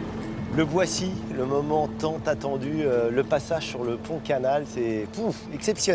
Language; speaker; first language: French; native; French